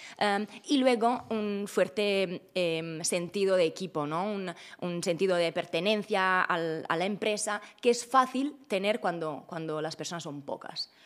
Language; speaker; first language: Spanish; non-native, fluent; Italian